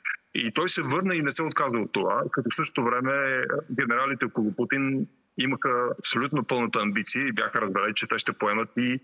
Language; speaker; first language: Bulgarian; native; Bulgarian